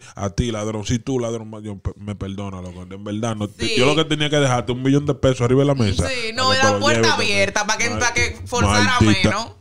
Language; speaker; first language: Spanish; native; Spanish